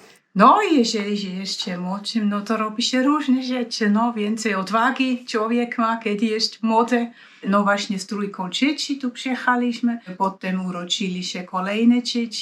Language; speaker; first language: Polish; non-native, fluent; Swiss German